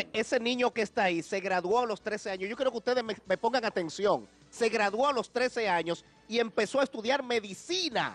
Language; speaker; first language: Spanish; native; Spanish